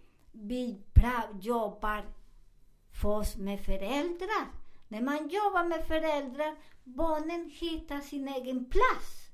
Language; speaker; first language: Swedish; non-native, learner; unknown